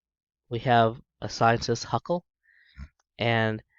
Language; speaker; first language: English; native; English